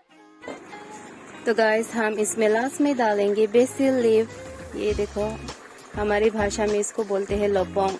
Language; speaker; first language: Hindi; non-native, local second language; Karbi